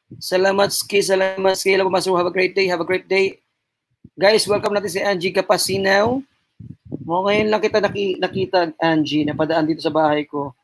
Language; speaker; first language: Filipino; non-native, local second language; Cebuano